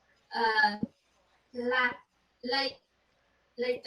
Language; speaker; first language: English; non-native, learner; Vietnamese